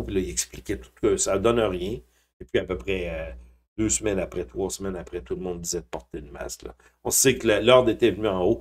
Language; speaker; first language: French; native; French